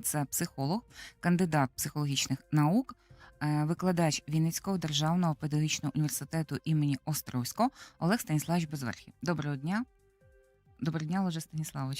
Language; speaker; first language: Ukrainian; native; Ukrainian